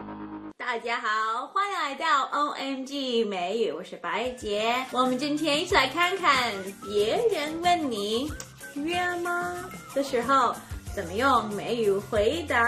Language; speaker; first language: Chinese; non-native, fluent; English